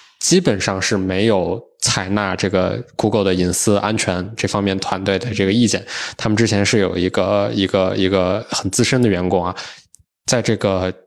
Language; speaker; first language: Chinese; native; Chinese